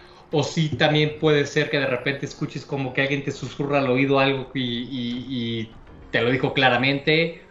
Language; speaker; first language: Spanish; native; Spanish